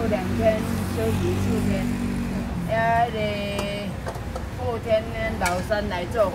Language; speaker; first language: Chinese; non-native, local second language; Min Nan Chinese